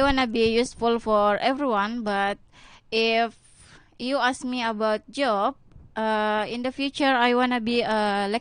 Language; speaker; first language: English; non-native, learner; Indonesian